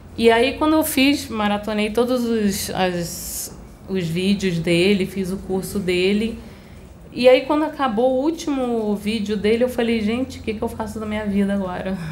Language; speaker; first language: Portuguese; early bilingual, other home language; Spanish